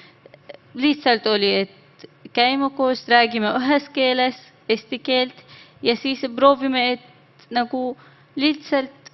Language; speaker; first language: Estonian; non-native, learner; Arabic